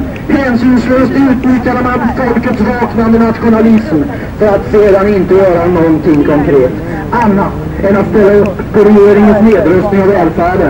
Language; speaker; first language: Swedish; native; Swedish